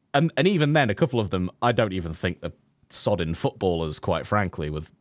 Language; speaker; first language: English; native; English